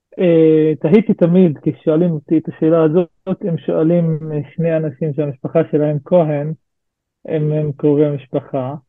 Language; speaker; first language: Hebrew; non-native, local second language; Arabic